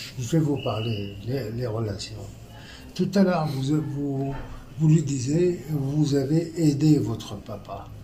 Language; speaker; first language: French; non-native, local second language; Arabic